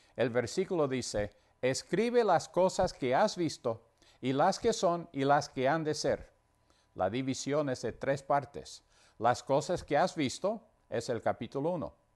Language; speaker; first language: Spanish; non-native, fluent; English